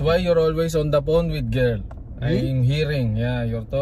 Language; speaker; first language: English; non-native, local second language; Filipino